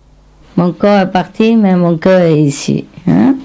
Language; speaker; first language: French; non-native, learner; Vietnamese